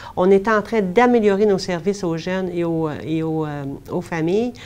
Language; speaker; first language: French; native; French